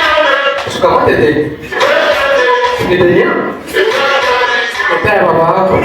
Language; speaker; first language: French; non-native, local second language; Swahili